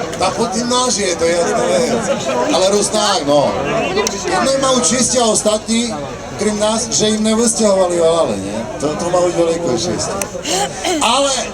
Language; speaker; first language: Slovak; non-native, local second language; Rusyn